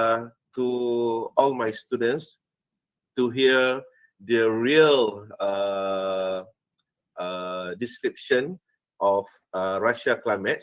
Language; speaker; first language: English; non-native, fluent; Malay